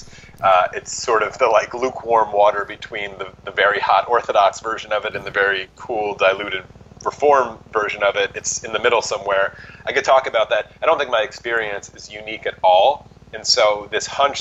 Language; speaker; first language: English; native; English